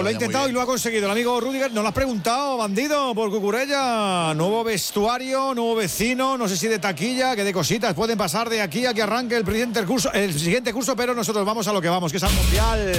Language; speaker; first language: Spanish; native; Spanish